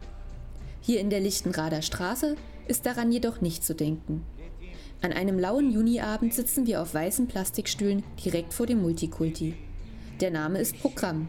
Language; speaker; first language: German; native; German